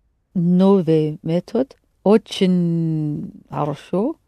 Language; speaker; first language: Russian; non-native, learner; English